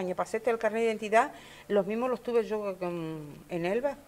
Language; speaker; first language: Spanish; native; Spanish